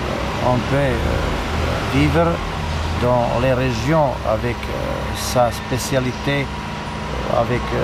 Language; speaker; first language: French; non-native, learner; Serbian